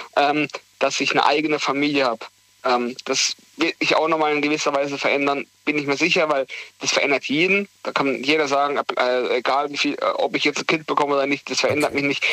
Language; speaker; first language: German; native; German